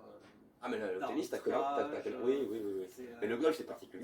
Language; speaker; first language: French; native; French